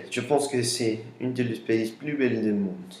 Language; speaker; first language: French; non-native, learner; Spanish